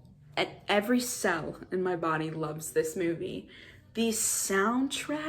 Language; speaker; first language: English; native; English